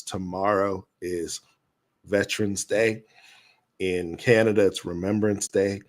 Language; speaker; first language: English; native; English